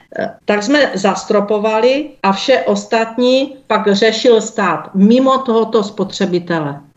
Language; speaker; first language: Czech; native; Czech